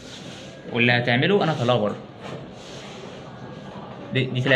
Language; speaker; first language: Arabic; native; Arabic